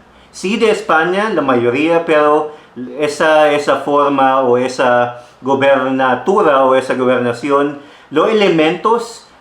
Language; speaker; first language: Spanish; non-native, fluent; Filipino